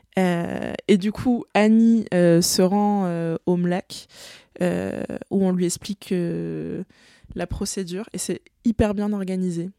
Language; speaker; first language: French; native; French